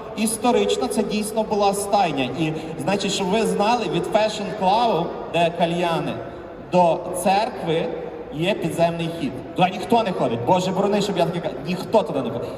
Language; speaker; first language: Ukrainian; native; Ukrainian